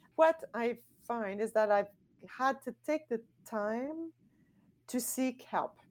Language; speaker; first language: English; native; English